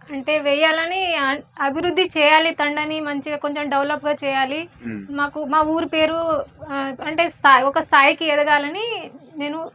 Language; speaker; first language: Telugu; non-native, local second language; Lambadi